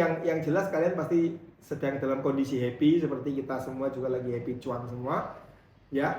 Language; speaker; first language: Indonesian; native; Indonesian